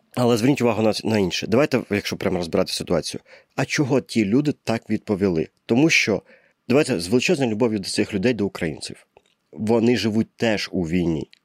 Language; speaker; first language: Ukrainian; non-native, local second language; Russian